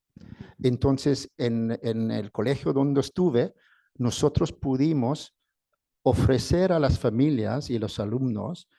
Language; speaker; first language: Spanish; non-native, fluent; English